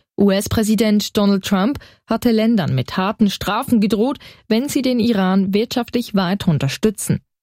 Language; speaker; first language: German; native; German